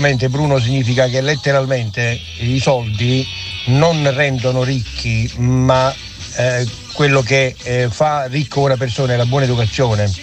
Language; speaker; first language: Italian; native; Italian